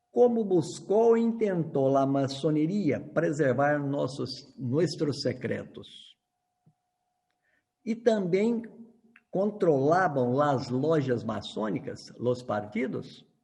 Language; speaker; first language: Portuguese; non-native, learner; Spanish